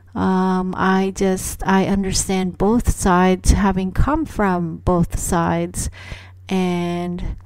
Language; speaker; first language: English; non-native, local second language; Cebuano